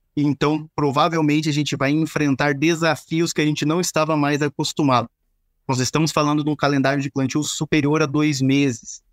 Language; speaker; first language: Portuguese; native; Portuguese